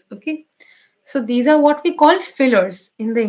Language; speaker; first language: English; non-native, local second language; Bangla